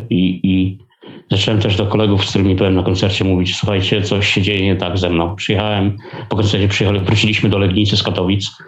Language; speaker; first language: Polish; native; Polish